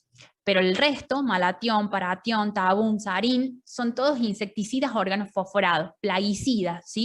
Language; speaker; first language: Spanish; native; Spanish